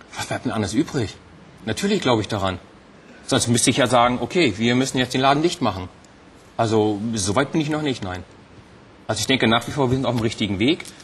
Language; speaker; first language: German; native; German